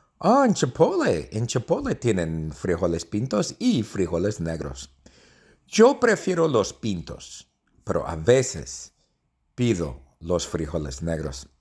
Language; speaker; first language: Spanish; non-native, fluent; English